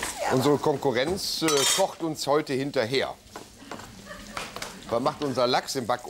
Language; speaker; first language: German; native; German